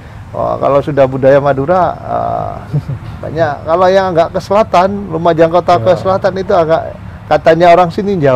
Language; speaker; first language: Indonesian; native; Indonesian